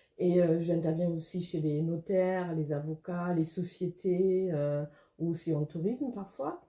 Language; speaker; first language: French; non-native, fluent; German